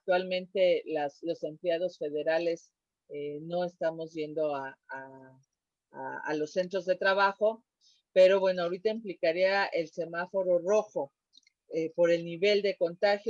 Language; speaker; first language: Spanish; native; Spanish